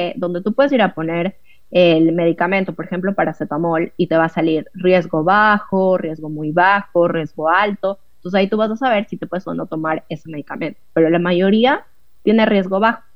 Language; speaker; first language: Spanish; native; Spanish